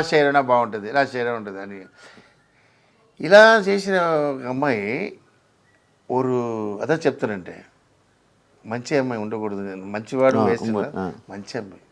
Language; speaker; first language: Telugu; non-native, learner; Tamil